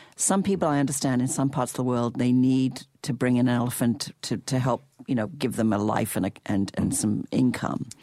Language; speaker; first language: English; native; English